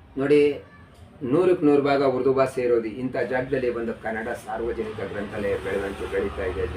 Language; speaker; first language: Kannada; non-native, local second language; Urdu